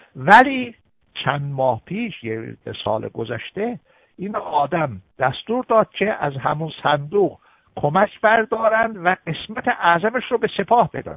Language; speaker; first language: Persian; non-native, local second language; Azerbaijani